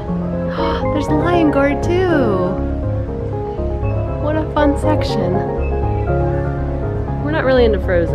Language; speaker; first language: English; native; English